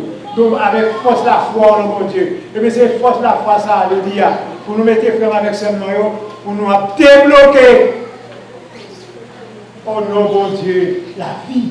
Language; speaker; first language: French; non-native, local second language; Haitian Creole